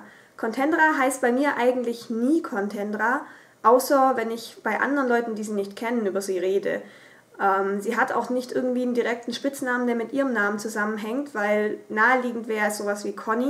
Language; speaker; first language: German; native; German